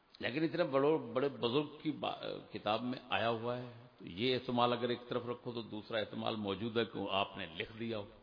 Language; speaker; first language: Urdu; native; Urdu